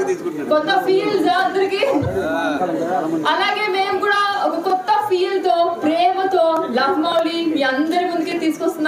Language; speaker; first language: Telugu; non-native, learner; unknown